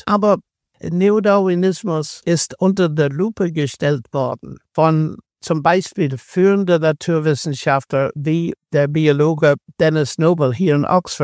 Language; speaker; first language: German; non-native, fluent; English